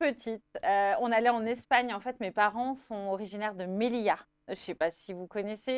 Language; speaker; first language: French; native; French